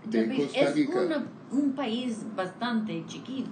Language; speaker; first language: Spanish; non-native, fluent; English